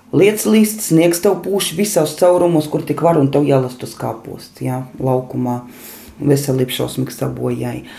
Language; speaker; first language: Latvian; native; Latvian